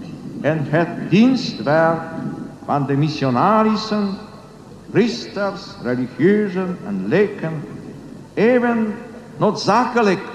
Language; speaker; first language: Dutch; non-native, learner; Polish